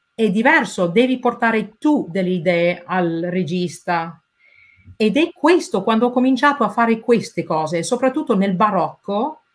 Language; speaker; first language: Italian; non-native, fluent; English